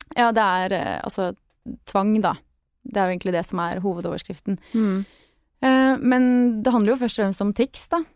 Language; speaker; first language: Norwegian; native; Norwegian